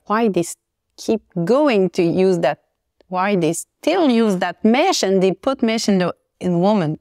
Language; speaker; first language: English; non-native, learner; French